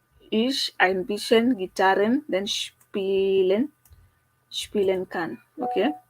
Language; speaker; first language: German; non-native, learner; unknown